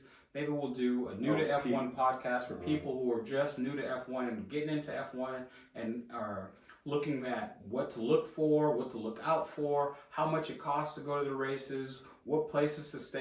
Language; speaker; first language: English; native; English